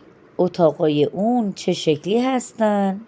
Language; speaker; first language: Persian; non-native, fluent; Urdu